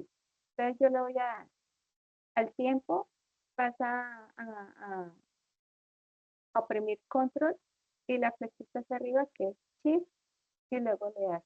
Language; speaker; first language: Spanish; native; Spanish